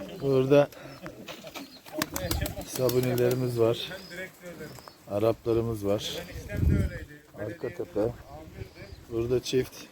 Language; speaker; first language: Turkish; native; Turkish